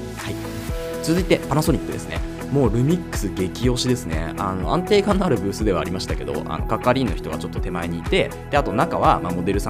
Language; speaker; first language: Japanese; native; Japanese